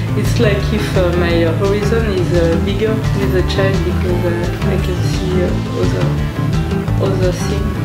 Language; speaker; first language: English; non-native, learner; French